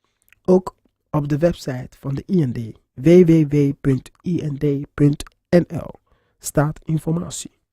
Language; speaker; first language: Dutch; non-native, fluent; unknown